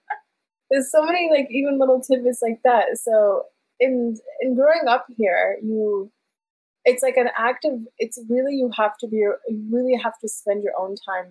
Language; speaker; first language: English; early bilingual, other home language; Persian